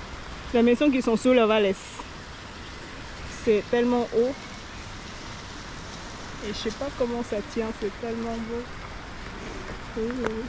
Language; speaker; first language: French; non-native, learner; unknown